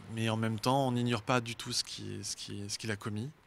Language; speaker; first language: French; native; French